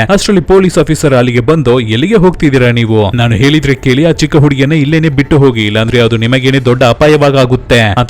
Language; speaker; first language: Kannada; native; Kannada